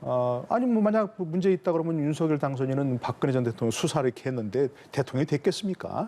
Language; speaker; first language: Korean; native; Korean